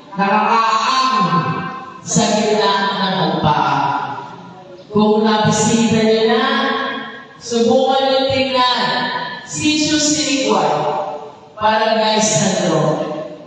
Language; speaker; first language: Filipino; native; Filipino